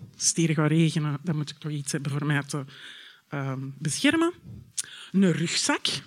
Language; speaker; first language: Dutch; native; Dutch